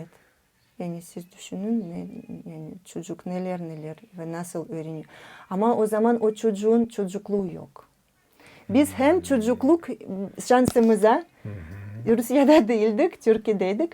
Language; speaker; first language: Turkish; non-native, learner; Russian